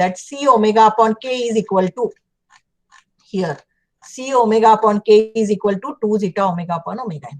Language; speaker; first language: English; non-native, local second language; Marathi